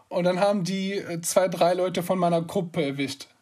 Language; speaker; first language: German; non-native, fluent; Arabic